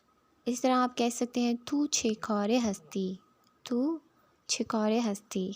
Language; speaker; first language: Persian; non-native, fluent; Urdu